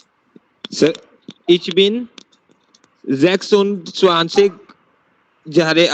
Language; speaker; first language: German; non-native, learner; Urdu